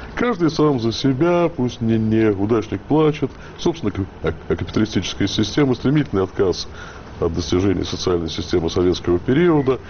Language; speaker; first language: Russian; native; Russian